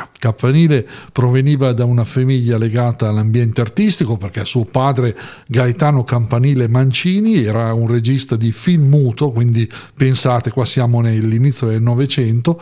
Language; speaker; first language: Italian; native; Italian